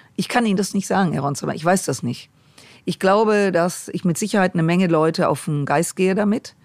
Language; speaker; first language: German; native; German